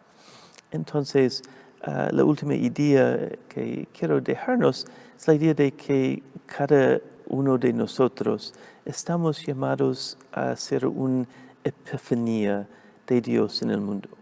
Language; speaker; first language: Spanish; non-native, fluent; English